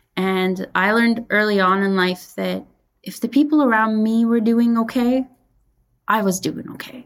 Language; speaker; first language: English; early bilingual, other home language; Persian